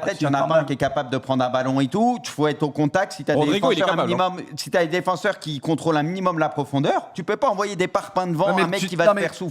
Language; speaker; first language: French; native; French